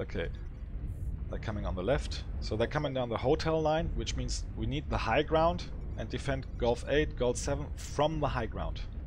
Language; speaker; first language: English; non-native, fluent; French